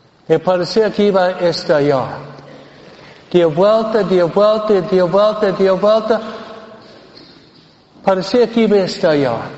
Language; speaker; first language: Spanish; non-native, fluent; English